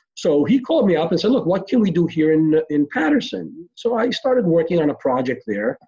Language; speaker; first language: English; early bilingual, other home language; Hebrew